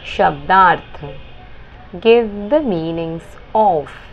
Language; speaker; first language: Hindi; non-native, local second language; Marathi